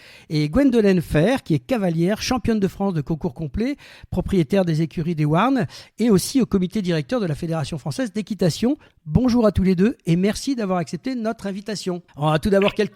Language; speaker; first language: French; native; French